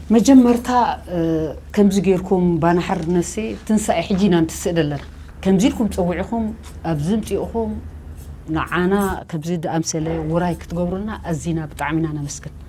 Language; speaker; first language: Tigrinya; native; Tigrinya